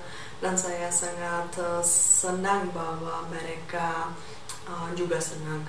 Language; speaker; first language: Indonesian; non-native, fluent; Czech